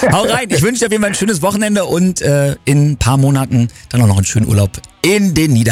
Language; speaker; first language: German; native; German